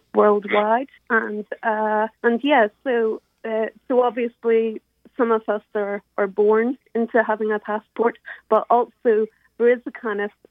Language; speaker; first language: English; native; English